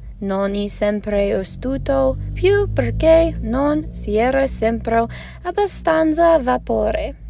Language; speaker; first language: Italian; non-native, learner; English